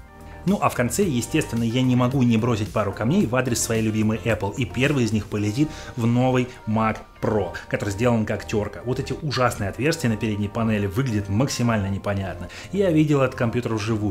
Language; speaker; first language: Russian; native; Russian